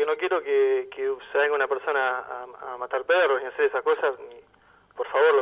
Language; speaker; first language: Spanish; native; Spanish